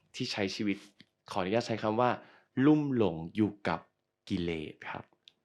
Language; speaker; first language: Thai; native; Thai